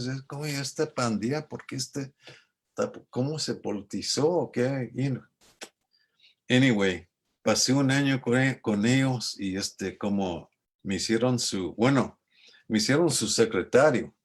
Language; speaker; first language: Spanish; early bilingual, other home language; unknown